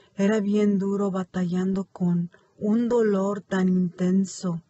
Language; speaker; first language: Spanish; early bilingual, heritage; Spanish